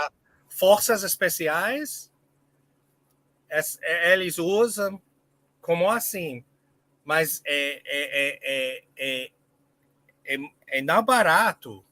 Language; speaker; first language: Portuguese; non-native, learner; English